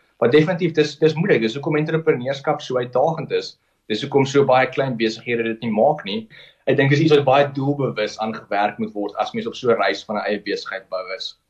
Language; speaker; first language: Afrikaans; native; Afrikaans